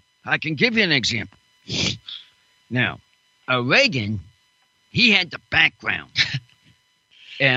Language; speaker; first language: English; non-native, fluent; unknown